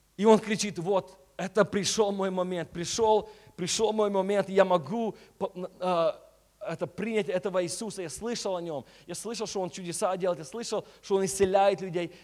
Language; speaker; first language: Russian; early bilingual, heritage; Russian